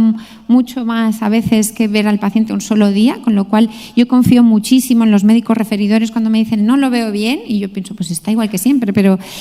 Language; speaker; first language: Spanish; native; Spanish